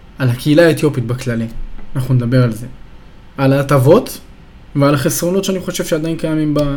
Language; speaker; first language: Hebrew; native; Hebrew